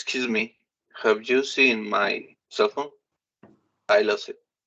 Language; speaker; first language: English; non-native, learner; Spanish